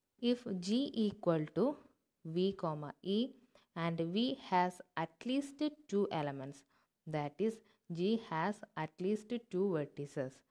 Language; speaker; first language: English; non-native, local second language; Malayalam